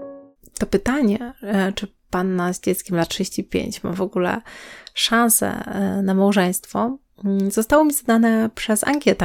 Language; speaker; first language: Polish; native; Polish